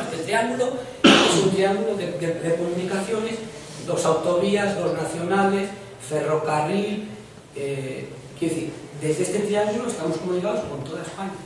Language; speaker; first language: Spanish; native; Spanish